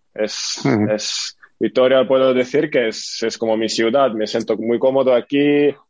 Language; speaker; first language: Spanish; non-native, fluent; Estonian